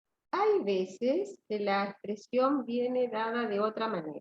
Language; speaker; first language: Spanish; native; Spanish